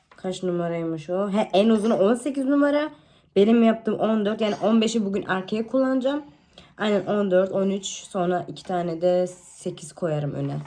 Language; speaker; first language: Turkish; early bilingual, heritage; Turkish